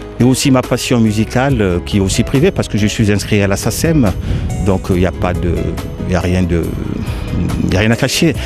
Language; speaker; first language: French; non-native, local second language; Lingala